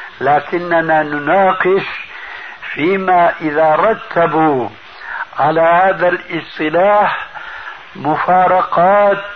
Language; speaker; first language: Arabic; native; Arabic